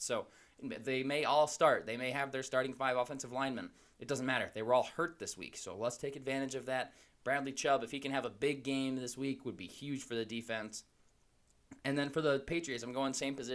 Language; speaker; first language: English; native; English